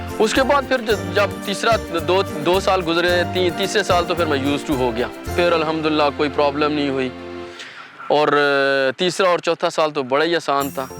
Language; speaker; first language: Urdu; non-native, local second language; Punjabi